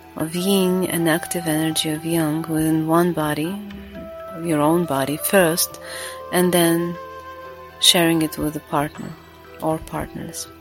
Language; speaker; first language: English; non-native, fluent; Latvian